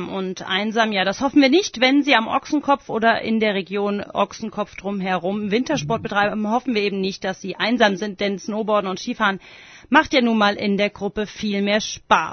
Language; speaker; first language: German; native; German